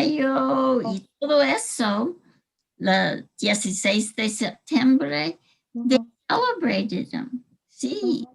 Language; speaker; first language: Spanish; early bilingual, heritage; English